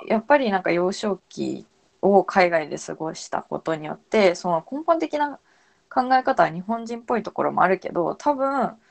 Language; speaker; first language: Japanese; native; Japanese